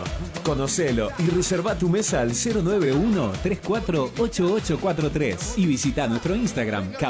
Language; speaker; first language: Spanish; native; Spanish